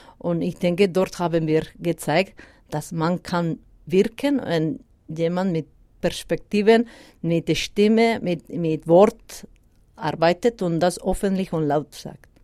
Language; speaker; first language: German; non-native, learner; Basque